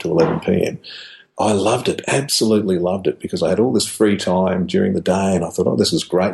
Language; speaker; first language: English; native; English